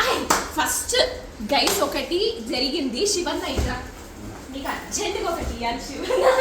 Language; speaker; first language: Telugu; native; Telugu